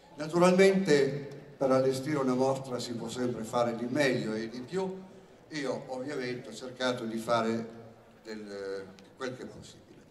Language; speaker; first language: Italian; native; Italian